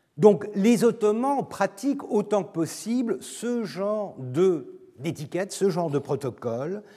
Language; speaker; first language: French; non-native, fluent; Turkish